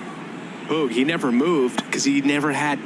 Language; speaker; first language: English; native; English